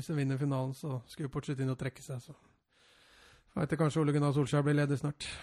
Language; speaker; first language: Norwegian; native; Norwegian